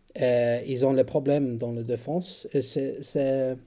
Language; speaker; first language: French; non-native, learner; English